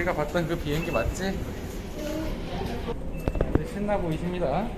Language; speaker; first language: Korean; native; Korean